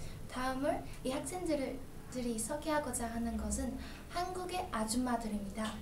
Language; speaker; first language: Korean; non-native, learner; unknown